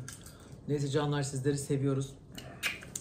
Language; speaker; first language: Turkish; native; Turkish